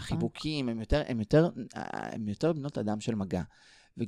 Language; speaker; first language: Hebrew; native; Hebrew